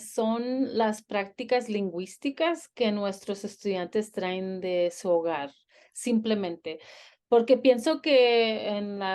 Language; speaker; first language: Spanish; early bilingual, heritage; Spanish